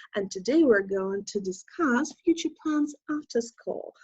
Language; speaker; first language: English; non-native, fluent; Russian